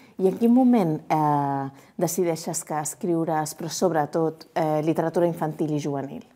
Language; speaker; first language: Catalan; native; Catalan